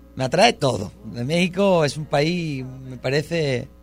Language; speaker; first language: Spanish; native; Spanish